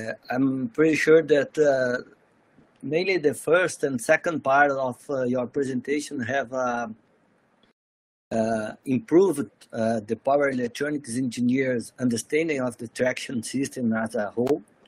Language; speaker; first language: English; non-native, fluent; Portuguese